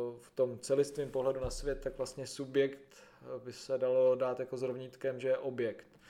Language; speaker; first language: Czech; native; Czech